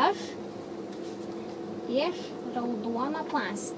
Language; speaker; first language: Lithuanian; early bilingual, heritage; Lithuanian